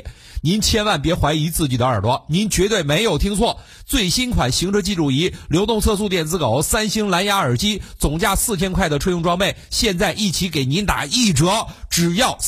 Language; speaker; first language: Chinese; native; Chinese